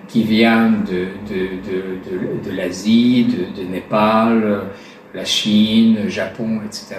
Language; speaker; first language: French; non-native, fluent; Hungarian